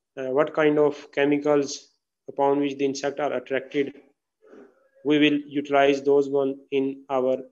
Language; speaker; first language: English; non-native, local second language; Urdu